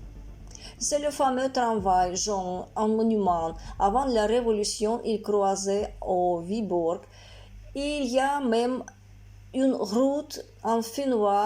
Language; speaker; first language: French; non-native, fluent; Russian